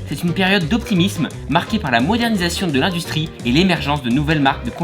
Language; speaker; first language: French; native; French